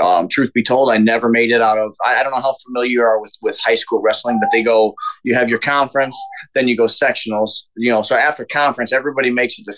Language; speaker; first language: English; native; English